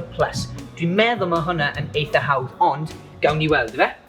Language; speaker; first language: Welsh; non-native, local second language; English